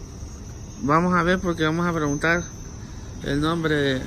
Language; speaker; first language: Spanish; native; Spanish